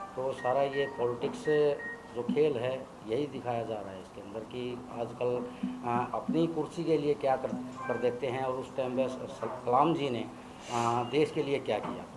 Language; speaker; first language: Hindi; native; Hindi